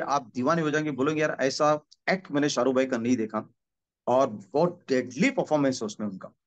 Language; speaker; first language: Hindi; non-native, local second language; Marathi